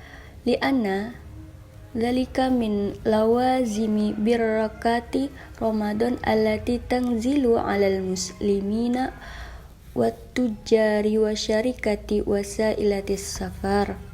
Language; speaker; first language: Arabic; non-native, learner; Indonesian